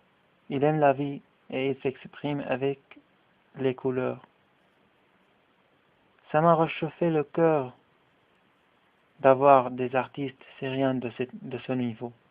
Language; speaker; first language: French; non-native, fluent; Arabic